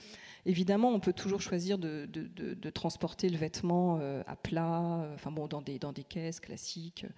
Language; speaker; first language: French; native; French